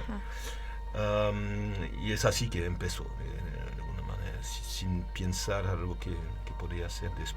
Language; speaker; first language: Spanish; non-native, learner; French